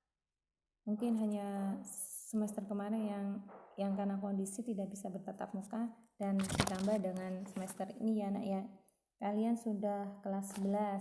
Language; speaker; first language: Indonesian; native; Indonesian